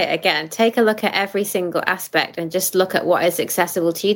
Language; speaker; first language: English; native; English